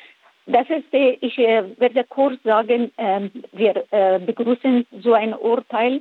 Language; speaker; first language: German; non-native, fluent; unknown